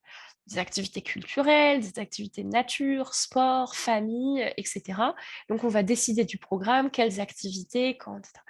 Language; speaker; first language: French; native; French